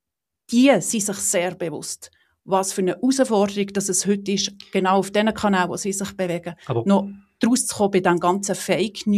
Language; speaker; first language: German; native; German